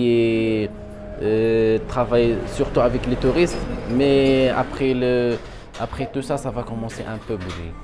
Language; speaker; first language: French; non-native, local second language; Arabic